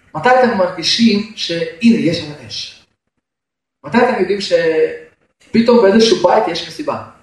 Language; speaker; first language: Hebrew; non-native, fluent; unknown